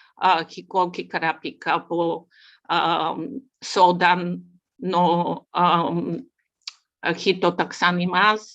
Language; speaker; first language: Japanese; non-native, learner; Bulgarian